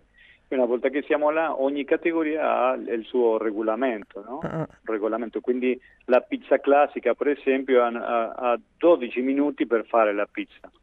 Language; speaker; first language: Italian; non-native, fluent; Spanish